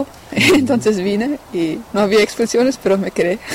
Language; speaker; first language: Spanish; non-native, fluent; French